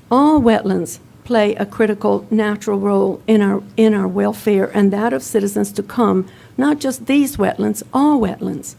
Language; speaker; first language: English; non-native, fluent; Spanish